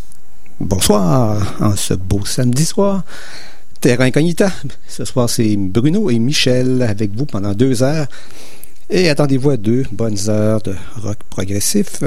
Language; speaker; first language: French; native; French